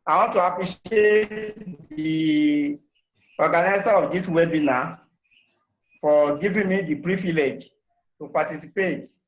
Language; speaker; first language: English; non-native, local second language; Yoruba